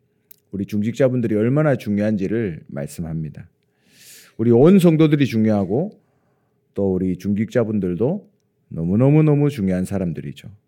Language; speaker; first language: Korean; native; Korean